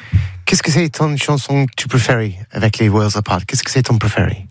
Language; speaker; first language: French; non-native, learner; English